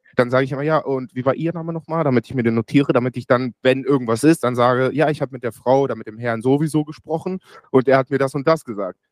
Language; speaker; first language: German; native; German